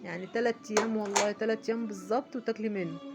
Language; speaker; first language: Arabic; native; Arabic